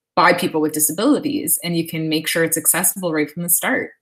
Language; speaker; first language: English; native; English